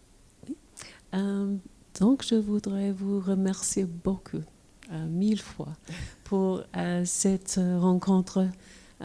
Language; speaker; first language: French; non-native, fluent; English